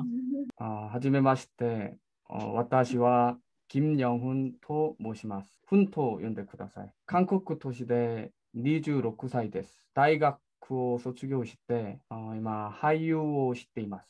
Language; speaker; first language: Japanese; non-native, learner; Korean